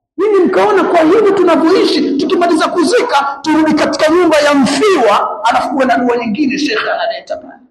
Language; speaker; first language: Swahili; native; Swahili